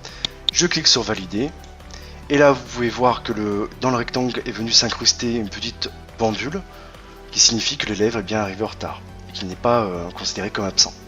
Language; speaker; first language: French; native; French